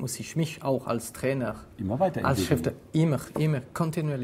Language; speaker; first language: German; non-native, fluent; French